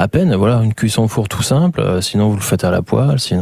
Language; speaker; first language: French; native; French